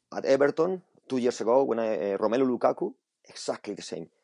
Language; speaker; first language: English; non-native, fluent; Spanish